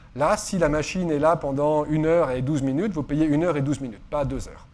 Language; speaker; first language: French; native; French